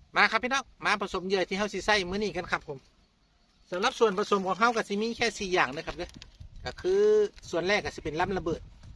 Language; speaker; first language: Thai; non-native, local second language; Northeastern Thai